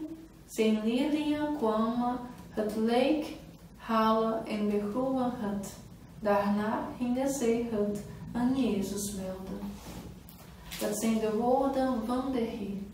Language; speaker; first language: Dutch; non-native, fluent; Portuguese